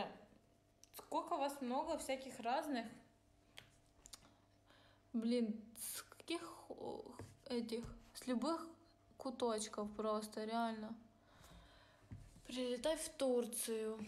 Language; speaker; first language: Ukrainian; non-native, local second language; Russian